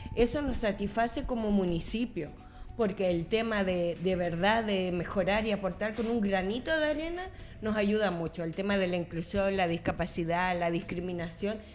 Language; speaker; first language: Spanish; native; Spanish